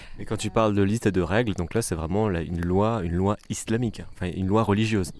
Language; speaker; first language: French; native; French